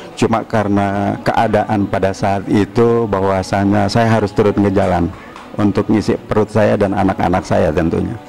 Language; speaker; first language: Indonesian; native; Indonesian